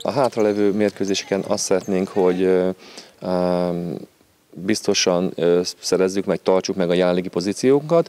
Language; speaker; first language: Hungarian; native; Hungarian